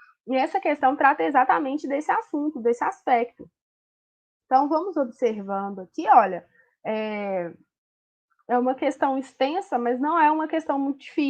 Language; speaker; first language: Portuguese; native; Portuguese